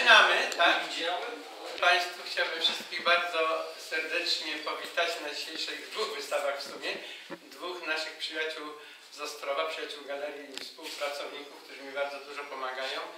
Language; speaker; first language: Polish; native; Polish